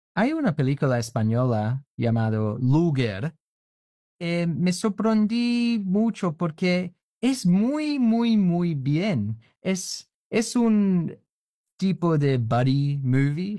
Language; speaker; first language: Spanish; non-native, fluent; English